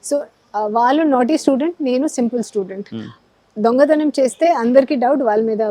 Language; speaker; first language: Telugu; non-native, local second language; Hindi